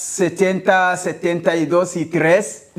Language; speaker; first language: Spanish; non-native, learner; Kinyarwanda